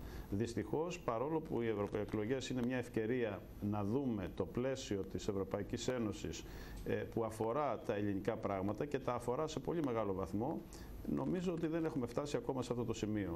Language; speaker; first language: Greek; native; Greek